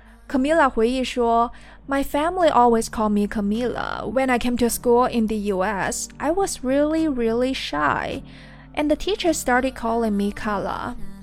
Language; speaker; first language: English; non-native, fluent; Chinese